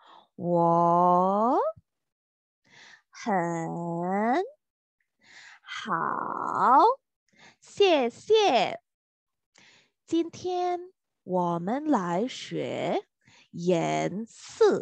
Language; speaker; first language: Chinese; non-native, fluent; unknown